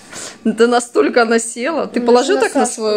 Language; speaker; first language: Russian; native; Russian